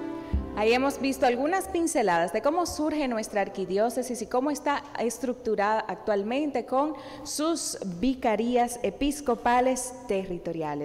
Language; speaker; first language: Spanish; native; Spanish